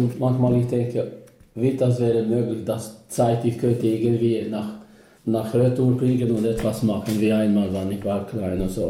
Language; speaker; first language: German; non-native, learner; Albanian